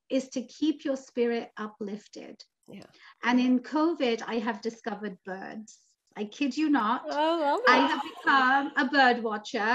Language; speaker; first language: English; native; English